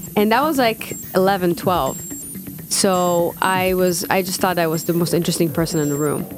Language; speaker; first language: English; non-native, fluent; Hebrew